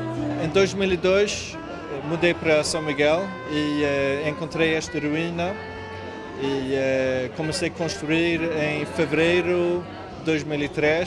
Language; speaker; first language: Portuguese; non-native, fluent; Swedish